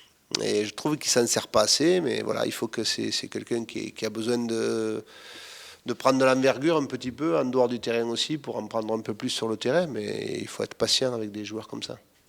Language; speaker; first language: French; native; French